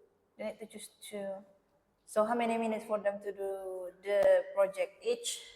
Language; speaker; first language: English; non-native, local second language; Indonesian